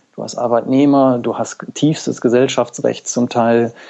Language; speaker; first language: German; native; German